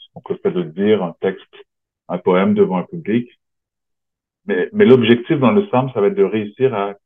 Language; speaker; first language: French; native; French